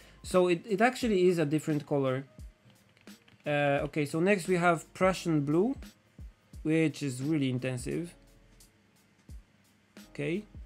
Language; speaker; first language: English; non-native, fluent; Polish